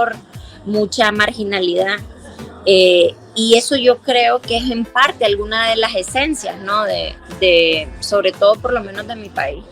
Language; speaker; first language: Spanish; native; Spanish